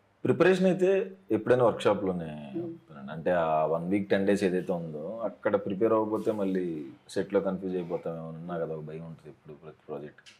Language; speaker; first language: Telugu; native; Telugu